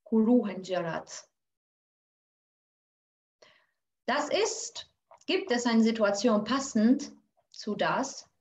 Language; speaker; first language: German; non-native, fluent; Albanian